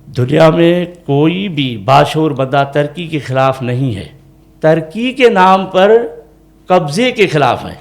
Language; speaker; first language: Urdu; non-native, local second language; Sindhi